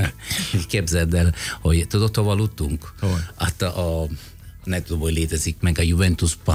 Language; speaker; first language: Hungarian; non-native, fluent; Italian